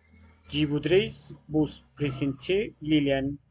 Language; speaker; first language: French; non-native, learner; Spanish